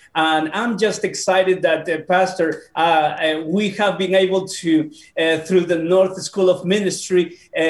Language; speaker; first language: English; non-native, fluent; Spanish